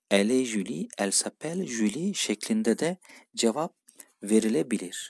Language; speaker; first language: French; non-native, fluent; Turkish